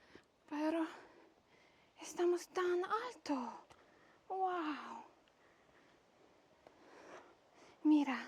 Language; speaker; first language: Spanish; non-native, learner; Polish